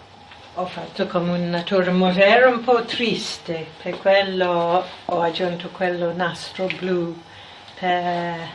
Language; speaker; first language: Italian; non-native, fluent; English